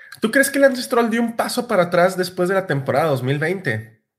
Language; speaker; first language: Spanish; native; Spanish